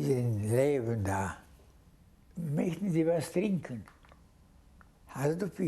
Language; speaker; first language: German; non-native, fluent; Hungarian